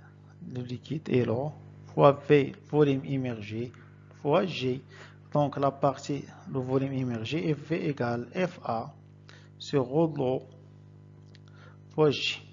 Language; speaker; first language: French; non-native, local second language; Arabic